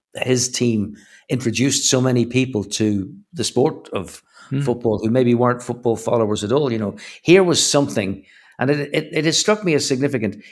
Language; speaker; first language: English; native; English